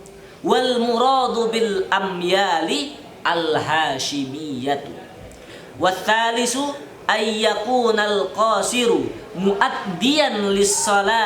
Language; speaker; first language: Arabic; non-native, learner; Indonesian